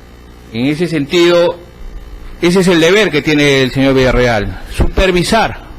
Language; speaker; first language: Spanish; native; Spanish